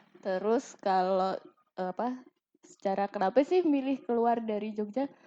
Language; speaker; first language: Indonesian; native; Indonesian